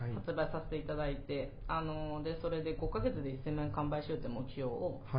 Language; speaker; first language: Japanese; native; Japanese